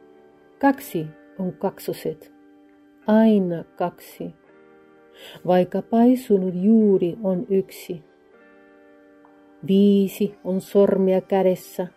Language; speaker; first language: Finnish; non-native, fluent; Spanish